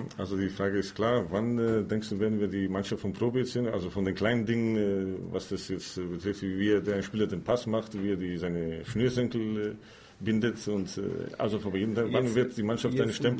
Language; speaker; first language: German; non-native, fluent; Greek